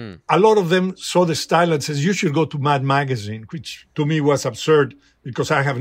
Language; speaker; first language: English; non-native, fluent; Spanish